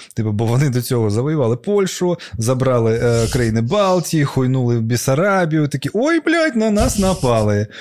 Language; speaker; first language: Ukrainian; non-native, local second language; Russian